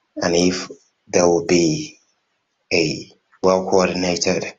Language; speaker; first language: English; non-native, local second language; Yoruba